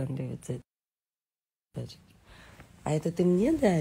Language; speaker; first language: Russian; native; Russian